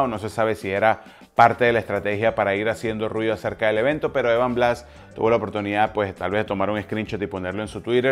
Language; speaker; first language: Spanish; native; Spanish